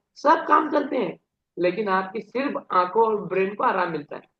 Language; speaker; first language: Hindi; non-native, local second language; Marathi